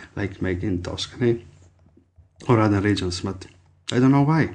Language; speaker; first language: English; non-native, fluent; Italian